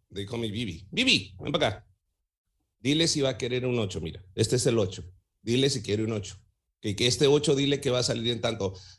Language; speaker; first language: Spanish; early bilingual, heritage; Spanish